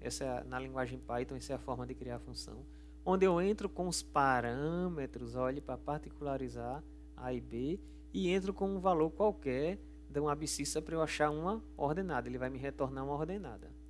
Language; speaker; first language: Portuguese; native; Portuguese